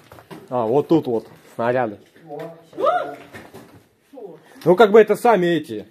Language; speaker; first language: Russian; native; Russian